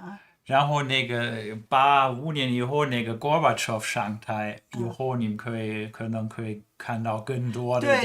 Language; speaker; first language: Chinese; non-native, fluent; German